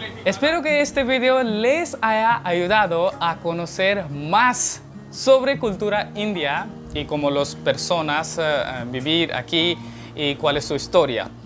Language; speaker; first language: Spanish; non-native, learner; Hindi